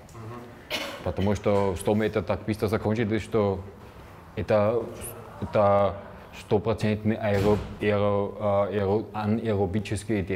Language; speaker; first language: Russian; non-native, fluent; German